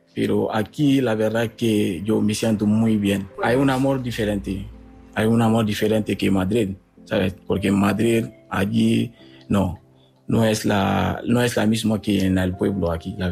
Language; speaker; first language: Spanish; non-native, fluent; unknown